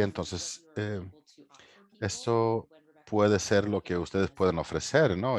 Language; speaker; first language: Spanish; non-native, fluent; English